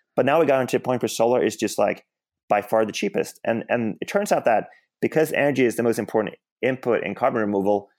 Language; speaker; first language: English; non-native, fluent; Swedish